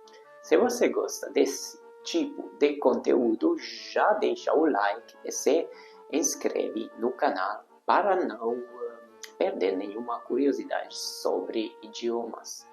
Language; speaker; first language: Portuguese; non-native, fluent; Hungarian